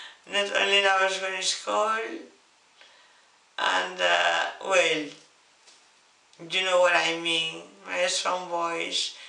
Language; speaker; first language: English; non-native, learner; Spanish